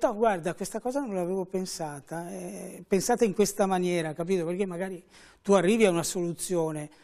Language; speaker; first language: Italian; native; Italian